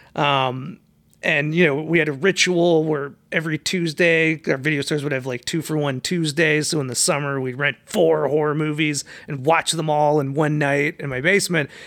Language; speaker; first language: English; native; English